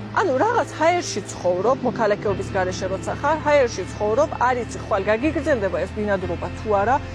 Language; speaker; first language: Georgian; early bilingual, heritage; Georgian